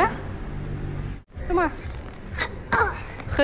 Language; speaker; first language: Dutch; non-native, learner; Waray